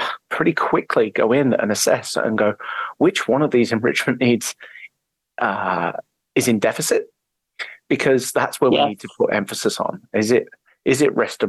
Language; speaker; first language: English; native; English